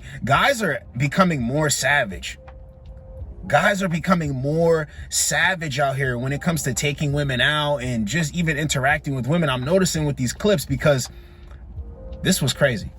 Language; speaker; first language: English; native; English